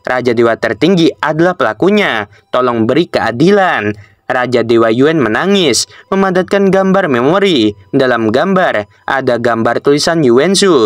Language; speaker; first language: Indonesian; native; Indonesian